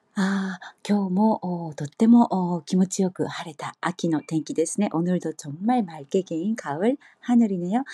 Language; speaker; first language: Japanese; native; Japanese